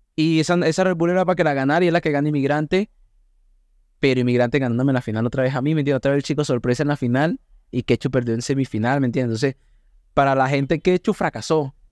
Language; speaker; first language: Spanish; native; Spanish